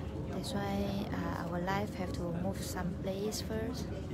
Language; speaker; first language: English; non-native, local second language; Cantonese